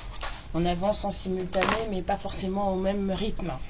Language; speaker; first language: French; native; French